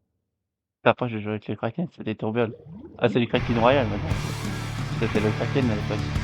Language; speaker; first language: French; native; French